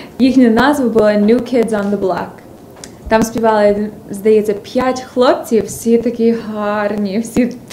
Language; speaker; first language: Ukrainian; early bilingual, other home language; English